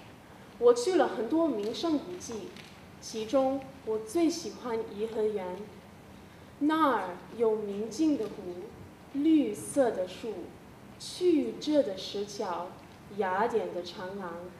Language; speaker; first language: Chinese; non-native, learner; English